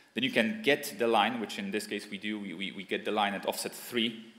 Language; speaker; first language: English; non-native, fluent; Polish